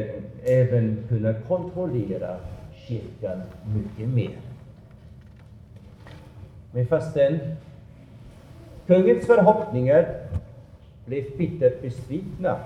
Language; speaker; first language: Swedish; non-native, fluent; German